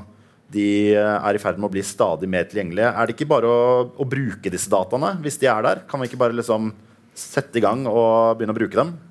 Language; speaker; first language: Norwegian; native; Norwegian